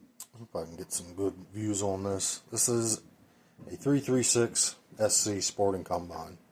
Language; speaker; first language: English; native; English